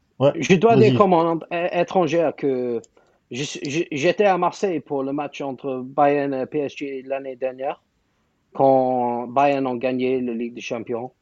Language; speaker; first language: French; non-native, fluent; English